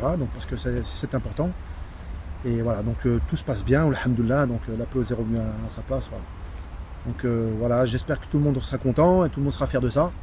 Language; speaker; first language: French; non-native, local second language; Arabic